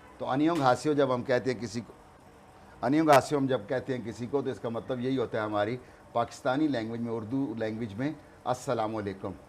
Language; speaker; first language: Urdu; non-native, local second language; Punjabi